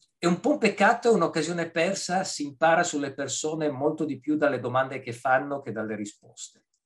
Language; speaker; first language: Italian; native; Italian